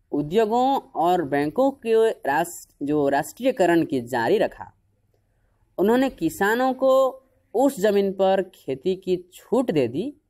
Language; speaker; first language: Hindi; non-native, local second language; Odia